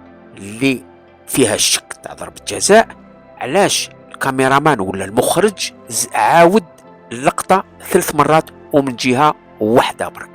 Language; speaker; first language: Arabic; non-native, local second language; Kabyle